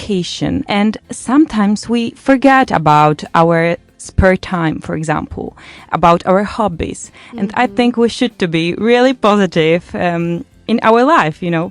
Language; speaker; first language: English; non-native, learner; Polish